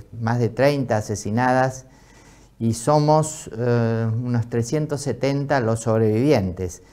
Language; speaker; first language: Spanish; native; Spanish